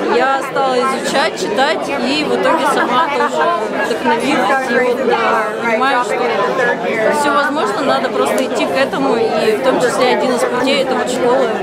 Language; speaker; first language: Russian; native; Russian